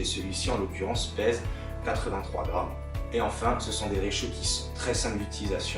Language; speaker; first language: French; native; French